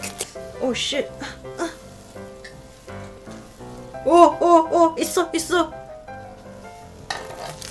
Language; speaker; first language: Korean; non-native, learner; Cantonese